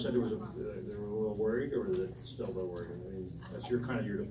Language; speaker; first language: English; native; English